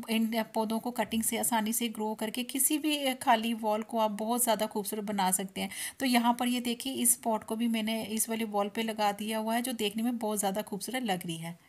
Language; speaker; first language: Hindi; non-native, local second language; Punjabi